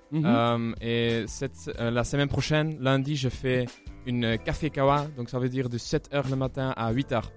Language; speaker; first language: French; non-native, local second language; Dutch